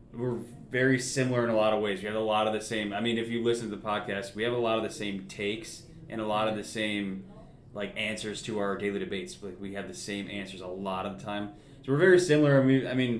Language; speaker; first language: English; native; English